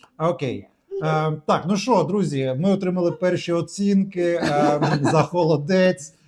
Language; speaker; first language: Ukrainian; native; Ukrainian